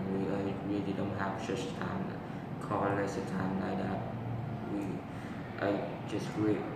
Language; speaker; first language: English; non-native, learner; Vietnamese